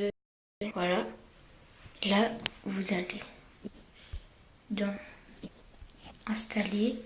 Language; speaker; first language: French; native; French